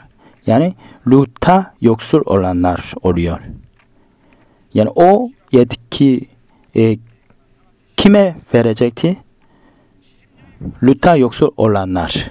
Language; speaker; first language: Turkish; non-native, fluent; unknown